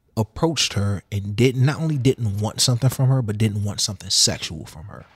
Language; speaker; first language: English; native; English